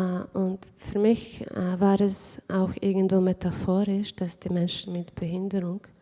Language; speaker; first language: German; non-native, fluent; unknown